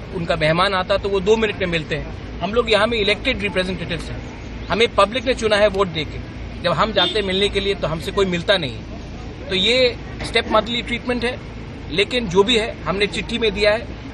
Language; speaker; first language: Hindi; non-native, local second language; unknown